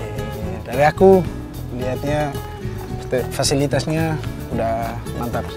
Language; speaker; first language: Indonesian; non-native, learner; Tetum